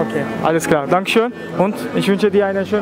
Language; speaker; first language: German; non-native, fluent; Turkish